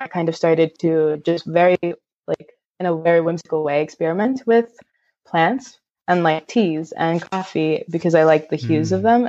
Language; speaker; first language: English; native; English